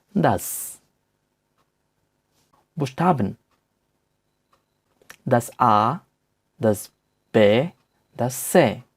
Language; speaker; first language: German; non-native, fluent; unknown